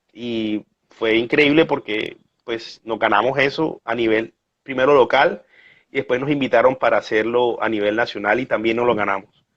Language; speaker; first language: Spanish; native; Spanish